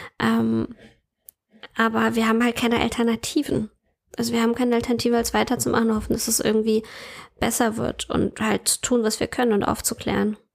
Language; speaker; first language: German; early bilingual, other home language; Russian